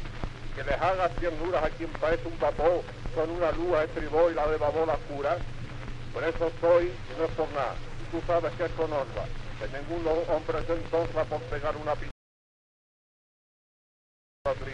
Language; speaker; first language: Spanish; native; Spanish